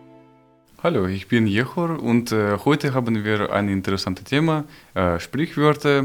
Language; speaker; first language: German; non-native, learner; Ukrainian